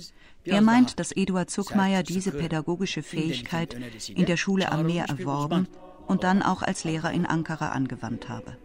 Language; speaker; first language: German; native; German